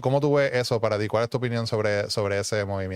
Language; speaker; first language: Spanish; native; Spanish